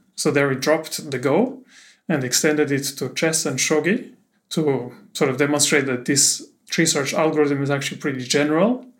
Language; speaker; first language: English; non-native, fluent; German